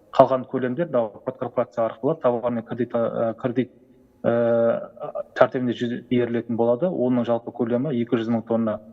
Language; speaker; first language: Kazakh; native; Kazakh